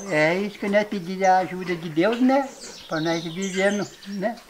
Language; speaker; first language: Portuguese; native; Portuguese